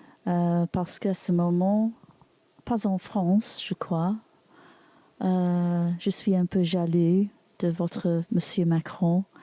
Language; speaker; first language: French; non-native, learner; English